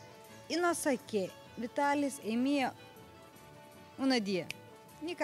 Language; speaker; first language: Spanish; non-native, learner; Lithuanian